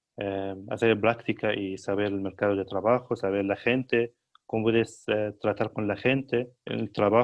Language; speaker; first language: Spanish; non-native, learner; Arabic